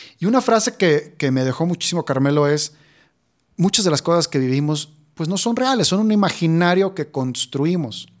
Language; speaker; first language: Spanish; native; Spanish